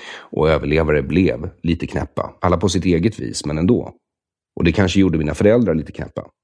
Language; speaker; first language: Swedish; native; Swedish